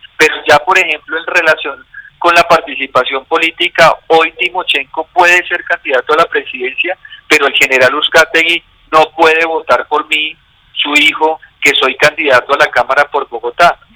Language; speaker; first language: Spanish; native; Spanish